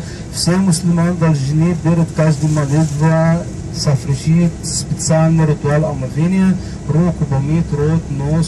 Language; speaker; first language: Russian; non-native, fluent; Arabic